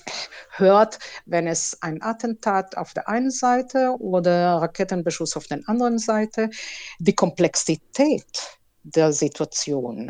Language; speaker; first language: German; non-native, fluent; Hebrew